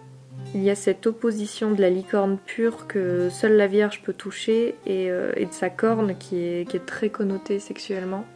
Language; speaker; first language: French; native; French